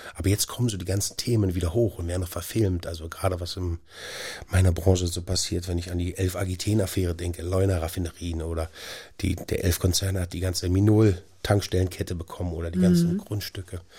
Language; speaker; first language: German; native; German